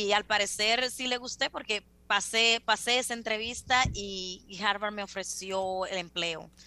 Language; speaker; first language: Spanish; native; Spanish